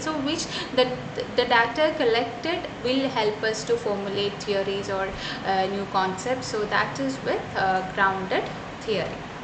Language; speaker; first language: English; non-native, local second language; Malayalam